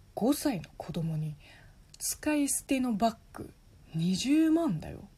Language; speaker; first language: Japanese; non-native, fluent; Chinese